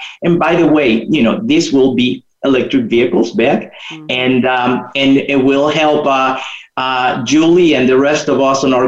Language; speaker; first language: English; non-native, fluent; Spanish